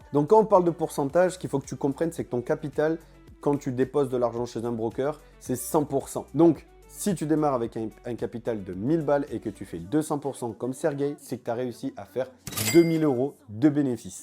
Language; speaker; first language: French; native; French